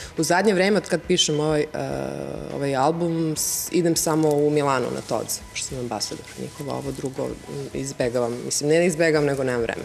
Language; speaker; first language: Serbian; early bilingual, heritage; English